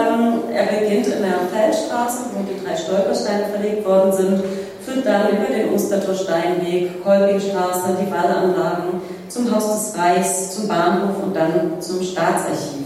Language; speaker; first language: German; native; German